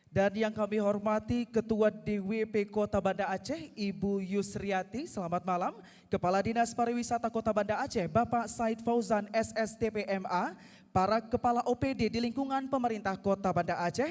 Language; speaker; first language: Indonesian; native; Indonesian